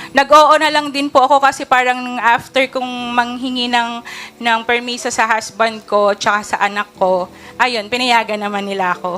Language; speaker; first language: Filipino; native; Filipino